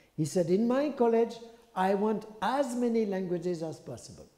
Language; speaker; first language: English; non-native, fluent; French